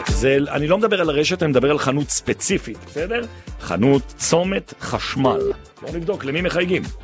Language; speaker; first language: Hebrew; native; Hebrew